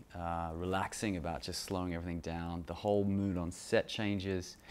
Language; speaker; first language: English; native; English